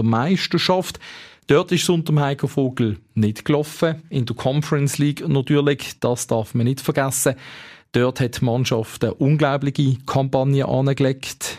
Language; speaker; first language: German; native; German